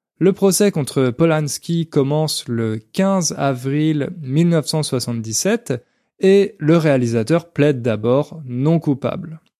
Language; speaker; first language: French; native; French